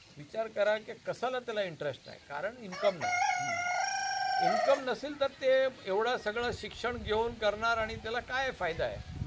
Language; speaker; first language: Marathi; non-native, local second language; Gujarati